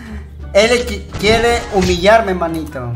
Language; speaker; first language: Portuguese; non-native, learner; Spanish